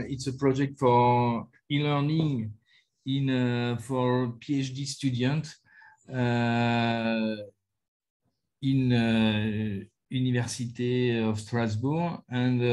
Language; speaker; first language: English; non-native, learner; French